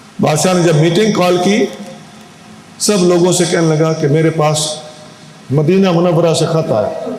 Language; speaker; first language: Urdu; non-native, local second language; Punjabi